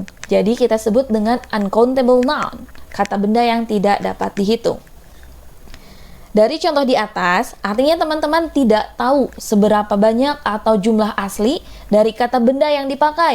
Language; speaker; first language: Indonesian; native; Indonesian